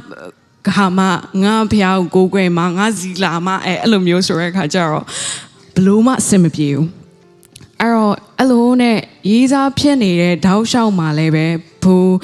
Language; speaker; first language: Burmese; non-native, local second language; Tedim Chin